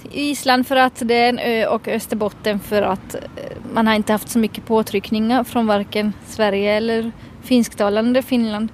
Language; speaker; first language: Swedish; native; Swedish